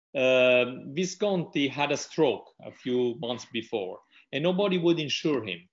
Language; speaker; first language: English; non-native, fluent; Italian